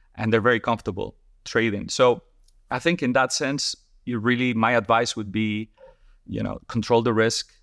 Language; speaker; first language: English; non-native, fluent; Spanish